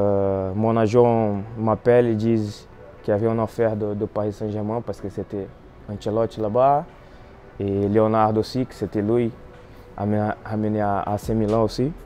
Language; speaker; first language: French; non-native, fluent; Portuguese